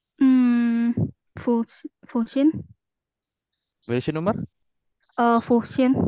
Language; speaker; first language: German; non-native, learner; Indonesian